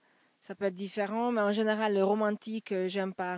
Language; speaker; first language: French; non-native, fluent; Hungarian